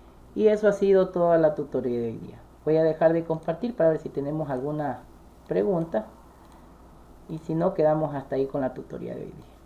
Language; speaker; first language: Spanish; native; Spanish